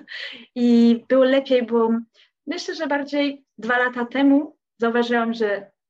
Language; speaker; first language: Polish; non-native, fluent; French